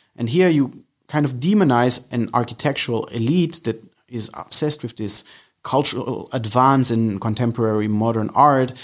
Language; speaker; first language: English; non-native, fluent; German